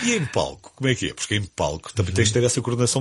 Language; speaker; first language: Portuguese; native; Portuguese